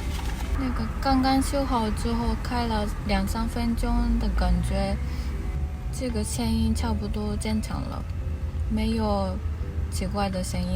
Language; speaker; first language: Chinese; non-native, fluent; Japanese